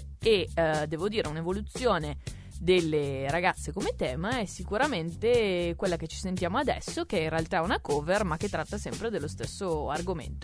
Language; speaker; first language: Italian; native; Italian